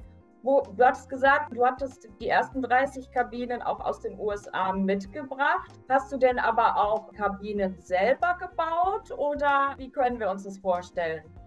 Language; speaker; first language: German; native; German